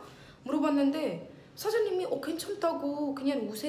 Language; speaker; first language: Korean; non-native, fluent; Arabic